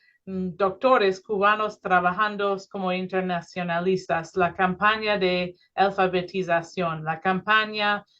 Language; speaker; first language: Spanish; non-native, fluent; English